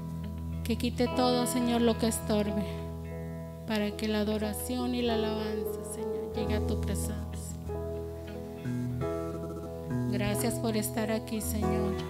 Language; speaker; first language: Spanish; native; Spanish